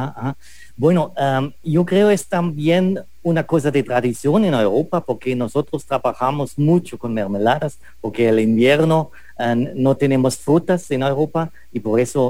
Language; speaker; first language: Spanish; non-native, fluent; German